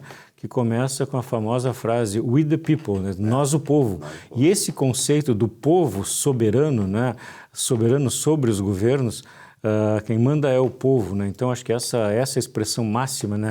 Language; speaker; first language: Portuguese; native; Portuguese